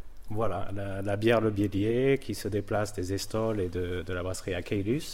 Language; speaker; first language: French; non-native, fluent; English